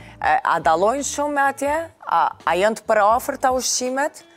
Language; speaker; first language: Albanian; native; Albanian